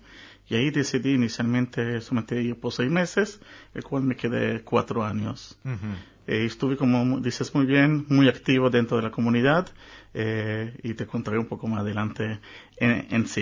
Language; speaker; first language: Spanish; early bilingual, heritage; Spanish